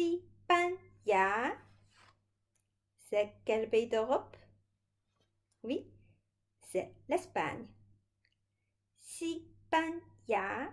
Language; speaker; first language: French; non-native, fluent; Chinese